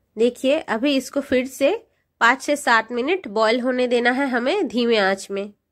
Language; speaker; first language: Hindi; non-native, local second language; Bangla